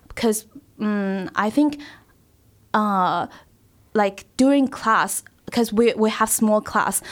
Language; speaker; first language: English; non-native, fluent; Chinese